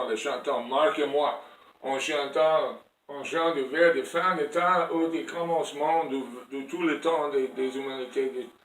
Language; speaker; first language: French; non-native, learner; English